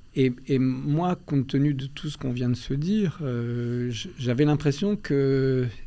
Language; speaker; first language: French; early bilingual, other home language; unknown